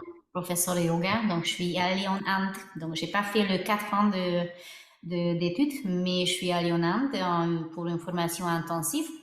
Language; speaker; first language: French; non-native, fluent; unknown